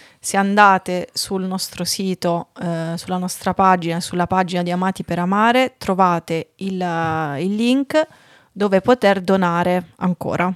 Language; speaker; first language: Italian; native; Italian